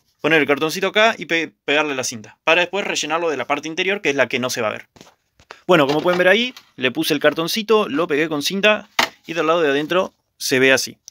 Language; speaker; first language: Spanish; native; Spanish